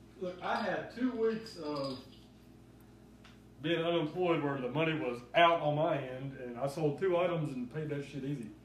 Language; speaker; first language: English; native; English